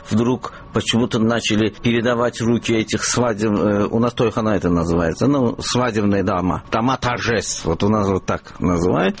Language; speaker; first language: Russian; non-native, local second language; Azerbaijani